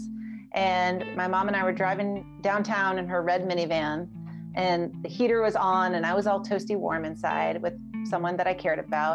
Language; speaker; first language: English; native; English